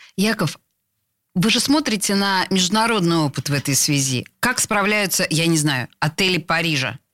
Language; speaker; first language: Russian; native; Russian